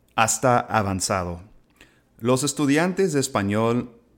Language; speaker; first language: Spanish; non-native, fluent; English